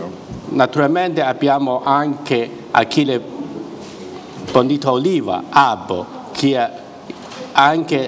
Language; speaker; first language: Italian; non-native, fluent; Chinese